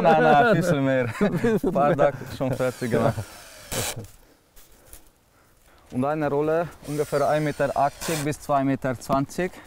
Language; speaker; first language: German; non-native, learner; Hungarian